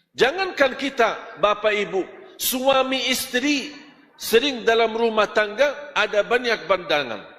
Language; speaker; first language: Malay; non-native, fluent; Arabic